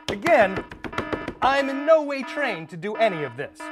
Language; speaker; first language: English; native; English